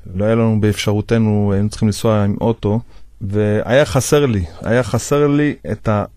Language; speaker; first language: Hebrew; native; Hebrew